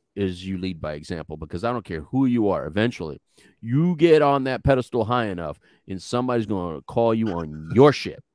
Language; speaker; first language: English; native; English